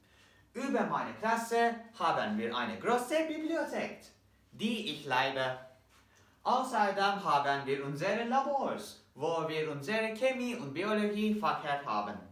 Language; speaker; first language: German; non-native, learner; Turkish